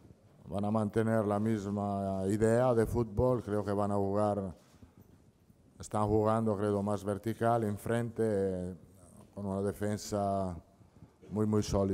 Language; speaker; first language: Spanish; non-native, fluent; Italian